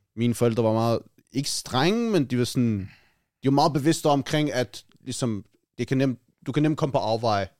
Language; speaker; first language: Danish; early bilingual, other home language; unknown